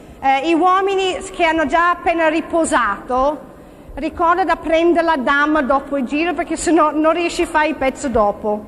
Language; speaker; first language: Italian; non-native, fluent; English